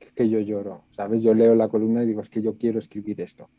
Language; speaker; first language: Spanish; native; Spanish